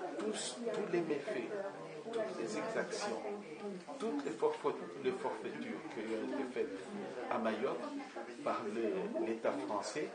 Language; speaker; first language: French; non-native, local second language; Comorian